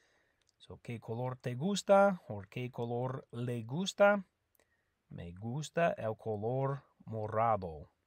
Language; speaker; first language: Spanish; non-native, fluent; English